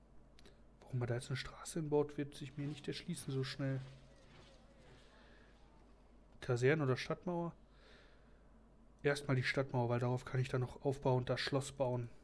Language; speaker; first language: German; native; German